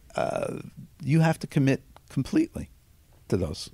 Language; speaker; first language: English; native; English